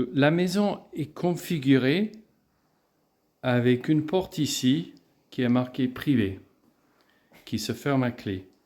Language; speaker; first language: French; non-native, fluent; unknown